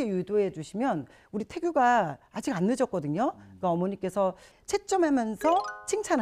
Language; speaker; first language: Korean; native; Korean